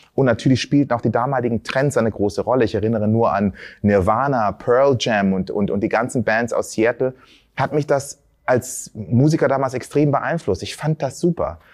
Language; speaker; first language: German; early bilingual, other home language; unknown